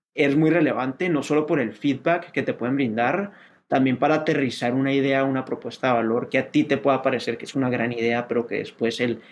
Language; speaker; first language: Spanish; native; Spanish